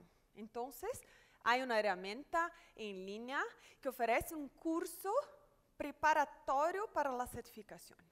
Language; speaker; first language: Spanish; non-native, fluent; Portuguese